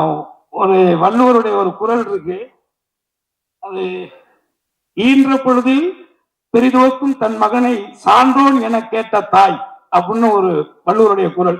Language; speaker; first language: Tamil; native; Tamil